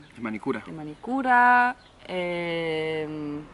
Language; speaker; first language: Spanish; non-native, fluent; Romanian